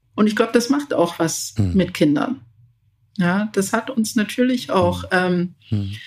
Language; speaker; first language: German; early bilingual, other home language; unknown